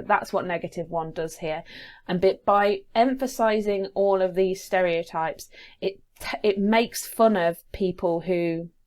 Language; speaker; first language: English; native; English